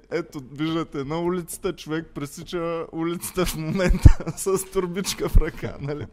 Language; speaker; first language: Bulgarian; native; Bulgarian